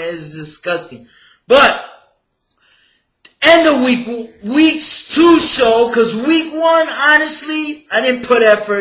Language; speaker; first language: English; native; English